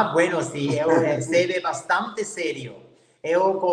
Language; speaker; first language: Portuguese; non-native, fluent; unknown